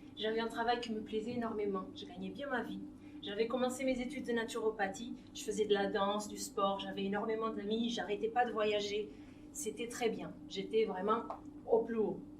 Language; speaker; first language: French; non-native, fluent; Portuguese